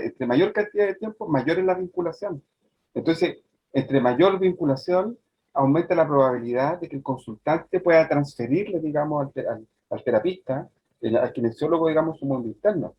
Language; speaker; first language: Spanish; native; Spanish